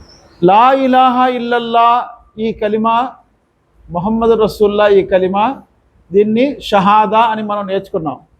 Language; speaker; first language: Telugu; non-native, local second language; Urdu